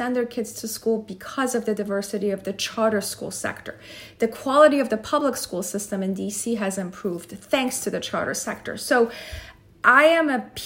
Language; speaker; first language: English; non-native, fluent; Persian